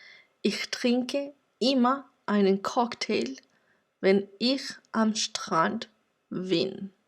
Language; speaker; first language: German; non-native, fluent; Spanish